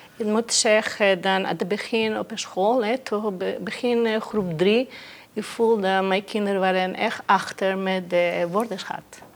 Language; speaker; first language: Dutch; non-native, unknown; Spanish